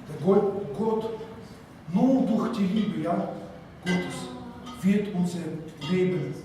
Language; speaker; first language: German; non-native, fluent; Russian